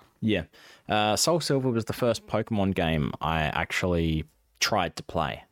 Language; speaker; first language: English; native; English